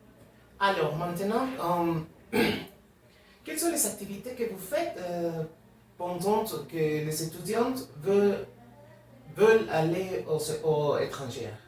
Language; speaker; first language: French; non-native, learner; Spanish